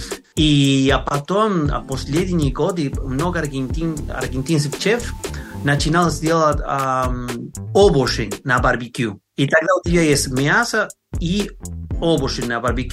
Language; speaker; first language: Russian; non-native, learner; Spanish